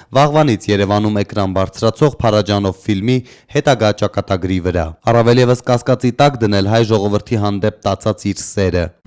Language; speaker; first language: Armenian; native; Armenian